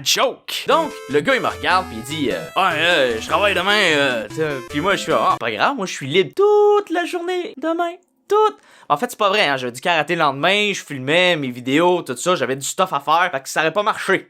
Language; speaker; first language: French; native; French